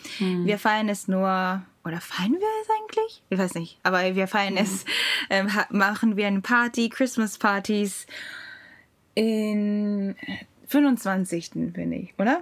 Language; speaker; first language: German; non-native, learner; Japanese